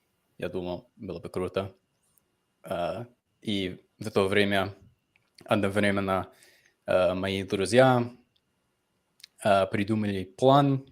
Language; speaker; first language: Russian; non-native, fluent; English